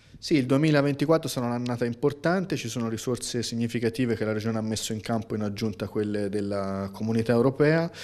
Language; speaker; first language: Italian; native; Italian